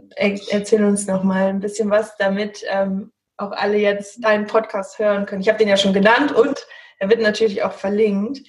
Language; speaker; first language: German; early bilingual, heritage; German